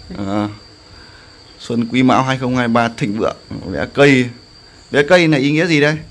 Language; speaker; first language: Vietnamese; native; Vietnamese